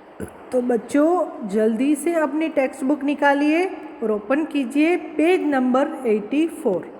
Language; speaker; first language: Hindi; native; Hindi